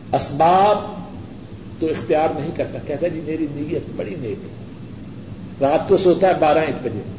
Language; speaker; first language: Urdu; non-native, local second language; Punjabi